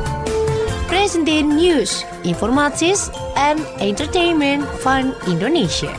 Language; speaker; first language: Dutch; non-native, fluent; Indonesian